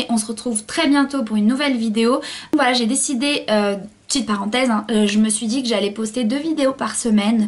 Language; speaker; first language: French; native; French